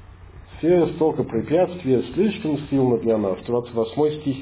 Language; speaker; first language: Russian; non-native, fluent; English